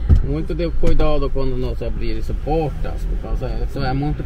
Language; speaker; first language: Portuguese; non-native, learner; Norwegian